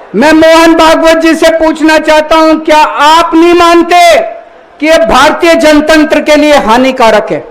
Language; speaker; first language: Hindi; native; Hindi